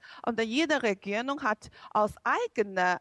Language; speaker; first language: German; non-native, learner; Chinese